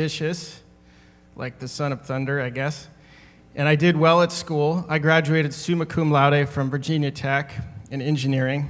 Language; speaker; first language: English; native; English